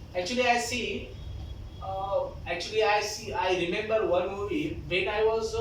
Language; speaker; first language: English; non-native, local second language; Marathi